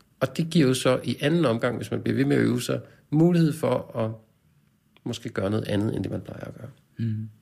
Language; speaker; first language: Danish; native; Danish